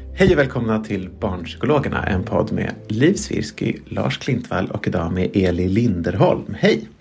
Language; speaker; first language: Swedish; native; Swedish